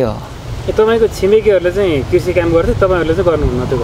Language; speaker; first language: Nepali; native; Nepali